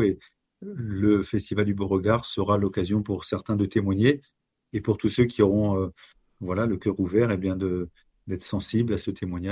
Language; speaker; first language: French; native; French